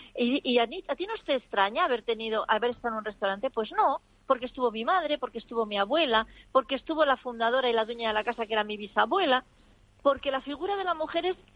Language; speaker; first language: Spanish; native; Spanish